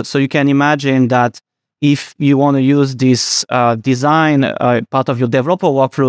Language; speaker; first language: English; non-native, fluent; French